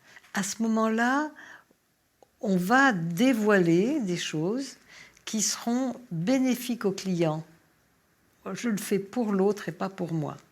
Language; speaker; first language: French; native; French